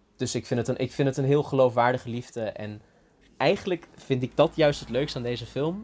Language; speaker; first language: Dutch; early bilingual, heritage; Dutch